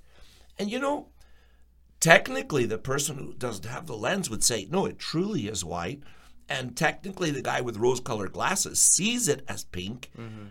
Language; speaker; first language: English; early bilingual, other home language; Ukrainian